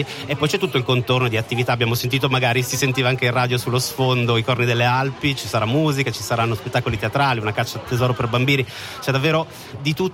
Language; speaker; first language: Italian; native; Italian